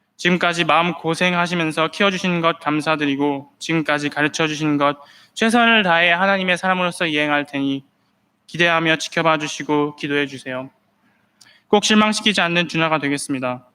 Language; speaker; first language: Korean; early bilingual, other home language; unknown